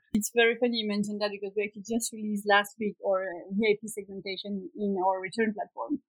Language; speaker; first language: English; non-native, fluent; Swedish